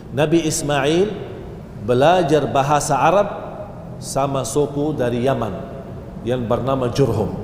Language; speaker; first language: Malay; non-native, fluent; Arabic